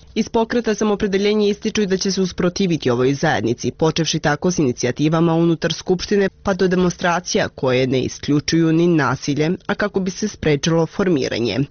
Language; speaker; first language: Serbian; non-native, local second language; Albanian